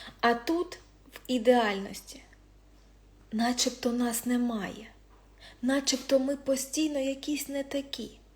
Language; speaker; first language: Ukrainian; non-native, local second language; Russian